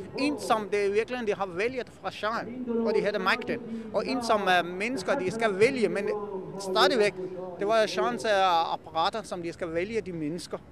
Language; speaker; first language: Danish; non-native, fluent; Persian